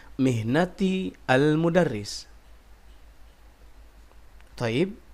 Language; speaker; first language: Arabic; non-native, fluent; Indonesian